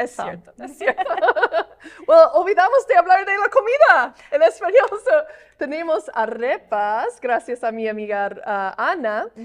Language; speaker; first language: Spanish; non-native, fluent; English